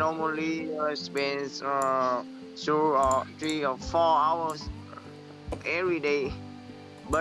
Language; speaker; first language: English; non-native, learner; Vietnamese